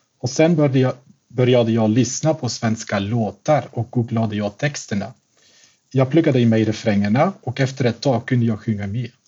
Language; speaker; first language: Swedish; non-native, fluent; Dutch